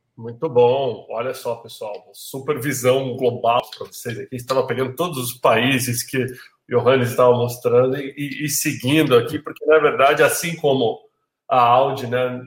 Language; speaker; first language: Portuguese; native; Portuguese